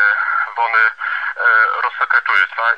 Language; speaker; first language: Ukrainian; non-native, fluent; Polish